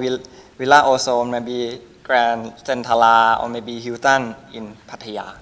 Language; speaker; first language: English; non-native, learner; Thai